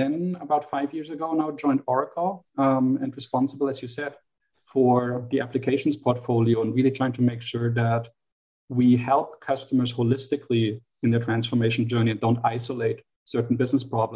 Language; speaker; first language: English; non-native, fluent; German